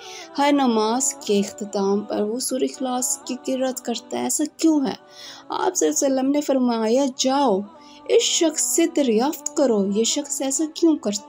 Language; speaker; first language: Urdu; native; Urdu